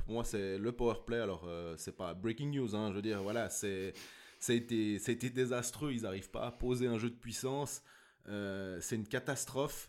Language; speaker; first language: French; native; French